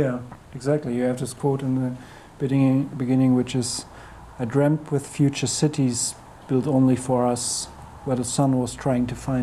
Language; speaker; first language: English; non-native, learner; Spanish